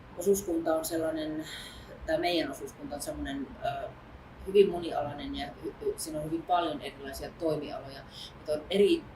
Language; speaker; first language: Finnish; native; Finnish